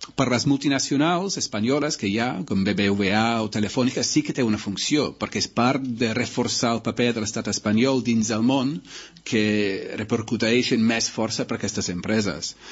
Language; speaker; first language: Catalan; non-native, local second language; Spanish